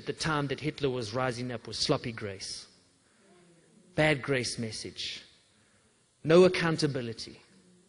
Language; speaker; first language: English; native; English